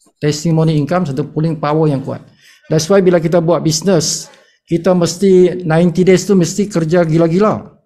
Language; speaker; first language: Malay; native; Malay